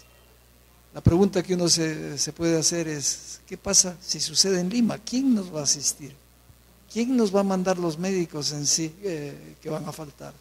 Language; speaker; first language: Spanish; native; Spanish